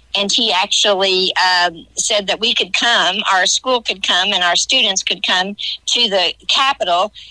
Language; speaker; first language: English; native; English